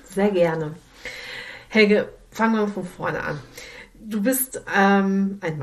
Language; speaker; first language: German; native; German